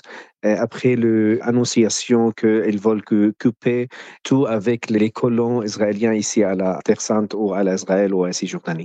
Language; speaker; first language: French; non-native, fluent; Arabic